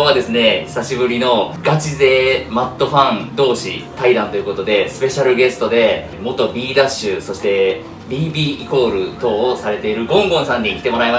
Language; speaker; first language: Japanese; native; Japanese